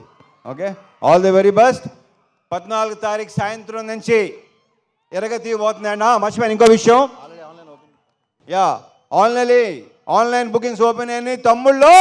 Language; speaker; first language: Telugu; native; Telugu